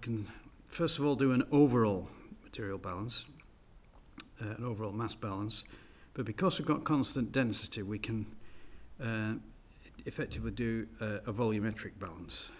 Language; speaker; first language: English; native; English